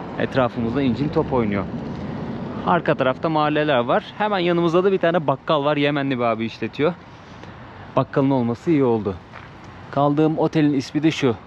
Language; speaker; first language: Turkish; native; Turkish